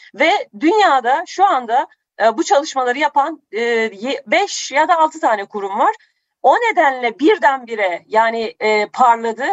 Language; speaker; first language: Turkish; native; Turkish